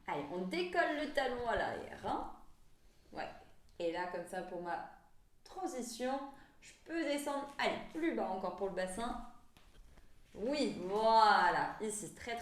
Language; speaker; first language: French; native; French